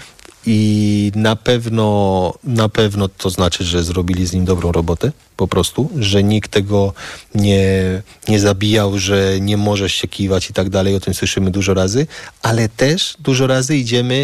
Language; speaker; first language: Polish; early bilingual, heritage; Polish